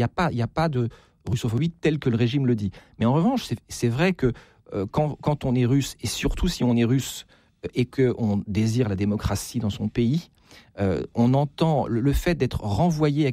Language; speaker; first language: French; native; French